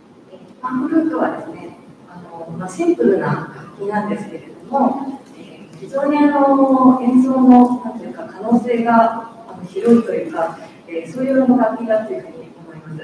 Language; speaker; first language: Japanese; native; Japanese